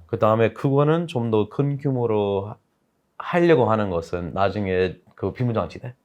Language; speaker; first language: Korean; non-native, fluent; English